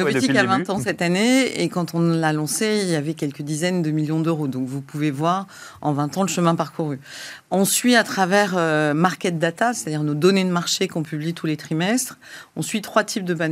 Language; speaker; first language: French; native; French